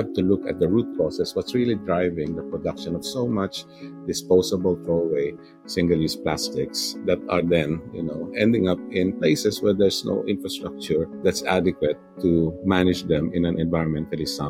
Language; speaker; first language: English; non-native, local second language; Filipino